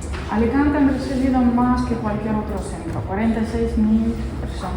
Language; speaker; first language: Spanish; non-native, fluent; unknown